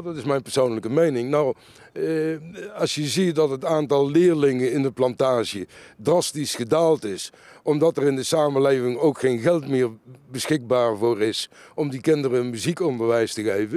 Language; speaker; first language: Dutch; native; Dutch